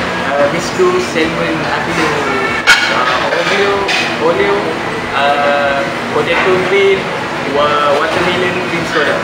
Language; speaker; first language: Arabic; non-native, learner; Malay